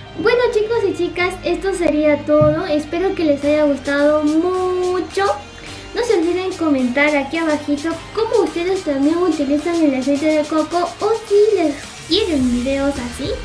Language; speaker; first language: Spanish; native; Spanish